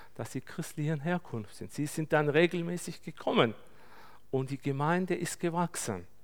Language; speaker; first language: German; non-native, fluent; Turkish